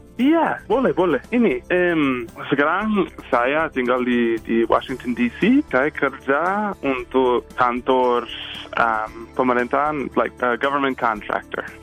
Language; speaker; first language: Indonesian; non-native, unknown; English